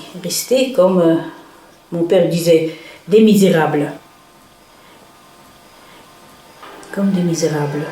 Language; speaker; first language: French; early bilingual, heritage; Russian